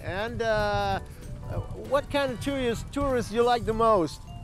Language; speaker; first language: English; non-native, fluent; German